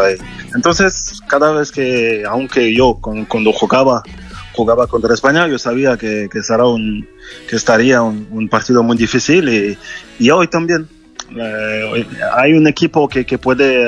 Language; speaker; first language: Spanish; non-native, fluent; French